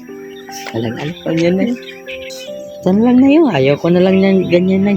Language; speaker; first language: Filipino; non-native, local second language; Cebuano